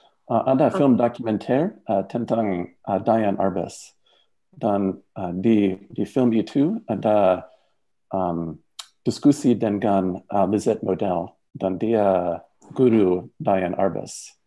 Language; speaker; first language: Indonesian; non-native, learner; English